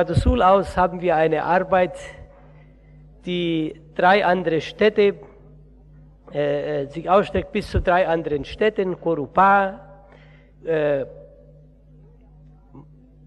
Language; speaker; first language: German; early bilingual, heritage; Portuguese